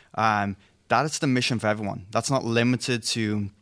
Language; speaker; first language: English; native; English